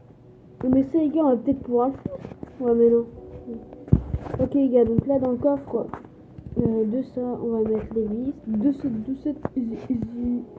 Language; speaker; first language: French; native; French